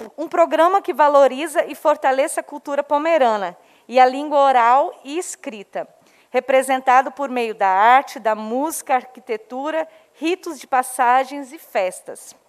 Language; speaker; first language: Portuguese; non-native, local second language; Polish